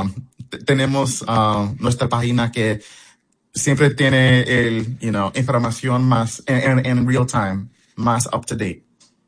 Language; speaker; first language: Spanish; early bilingual, heritage; English